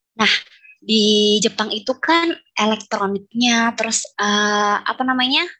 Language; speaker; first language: Indonesian; native; Indonesian